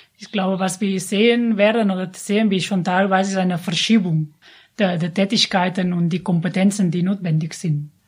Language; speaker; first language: German; non-native, fluent; Catalan